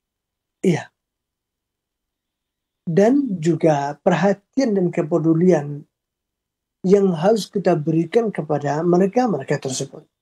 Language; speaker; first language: Indonesian; native; Indonesian